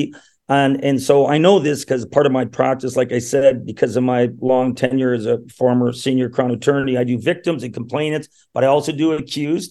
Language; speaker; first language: English; native; English